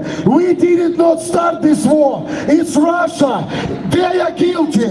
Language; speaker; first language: English; non-native, fluent; Ukrainian